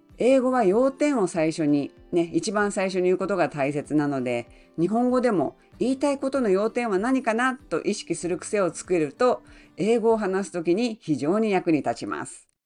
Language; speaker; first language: Japanese; native; Japanese